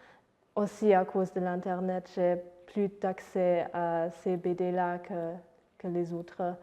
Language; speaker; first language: French; non-native, fluent; Luxembourgish